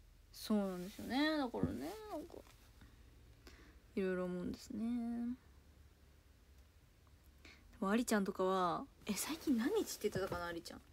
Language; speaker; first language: Japanese; native; Japanese